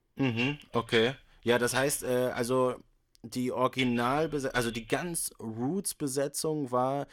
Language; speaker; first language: German; native; German